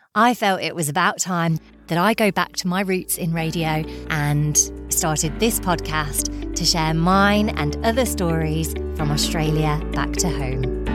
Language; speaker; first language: English; native; English